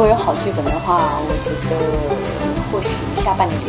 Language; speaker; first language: Chinese; native; Chinese